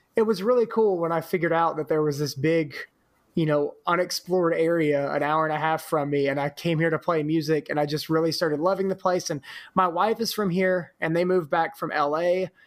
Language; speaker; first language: English; native; English